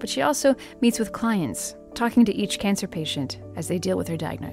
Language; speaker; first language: English; native; English